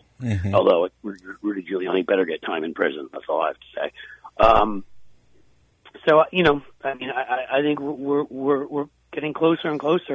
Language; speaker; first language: English; native; English